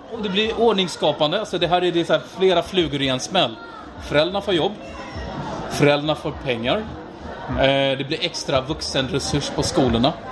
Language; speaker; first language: Swedish; non-native, fluent; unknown